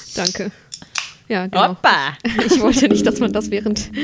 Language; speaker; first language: German; non-native, local second language; Macedonian